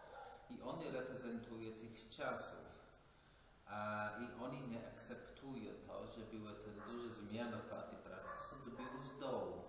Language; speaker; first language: Polish; non-native, fluent; English